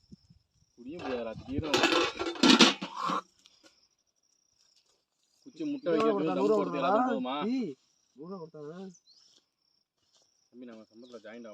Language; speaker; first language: Tamil; native; Tamil